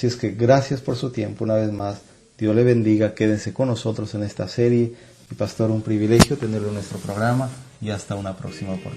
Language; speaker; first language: Spanish; native; Spanish